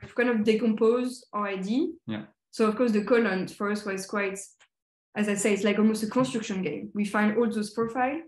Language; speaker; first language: English; non-native, fluent; French